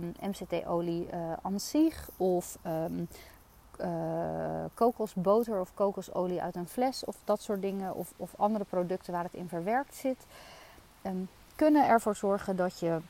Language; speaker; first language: Dutch; native; Dutch